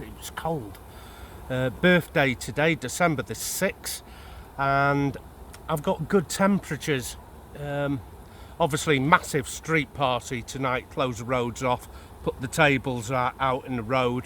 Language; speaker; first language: English; native; English